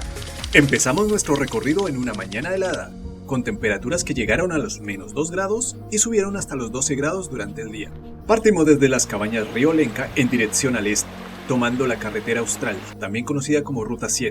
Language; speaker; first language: Spanish; native; Spanish